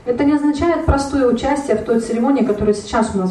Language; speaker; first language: Russian; native; Russian